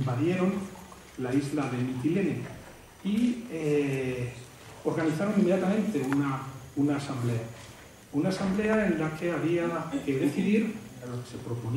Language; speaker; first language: Spanish; native; Spanish